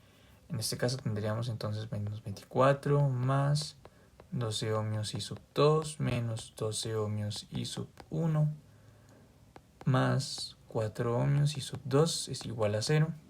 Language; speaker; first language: Spanish; native; Spanish